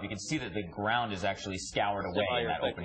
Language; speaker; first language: English; native; English